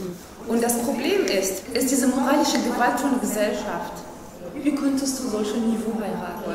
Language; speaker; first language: German; non-native, fluent; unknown